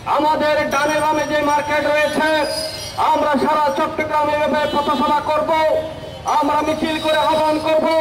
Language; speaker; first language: Bangla; native; Bangla